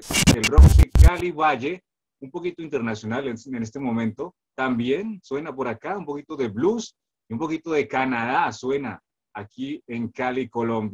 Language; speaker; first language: Spanish; native; Spanish